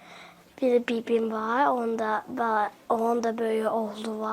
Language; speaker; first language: Azerbaijani; early bilingual, heritage; Azerbaijani